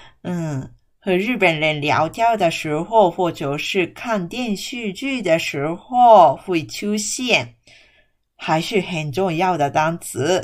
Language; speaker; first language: Chinese; non-native, fluent; Japanese